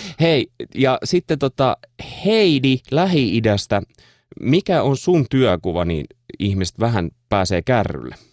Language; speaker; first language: Finnish; native; Finnish